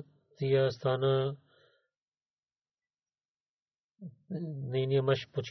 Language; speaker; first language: Bulgarian; non-native, learner; Urdu